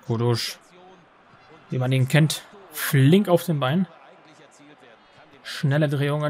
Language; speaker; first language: German; native; German